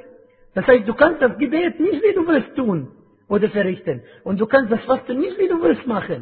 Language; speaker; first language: German; non-native, fluent; Arabic